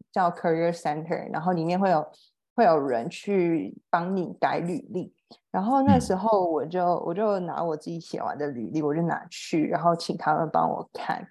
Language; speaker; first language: Chinese; native; Chinese